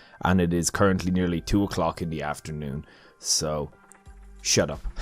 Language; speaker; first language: English; native; English